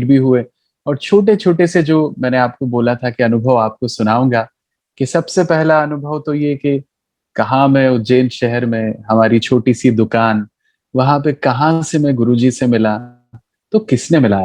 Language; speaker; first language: Hindi; native; Hindi